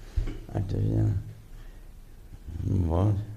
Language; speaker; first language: Hebrew; non-native, fluent; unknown